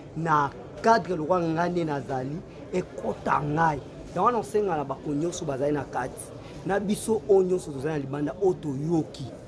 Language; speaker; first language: Lingala; native; Lingala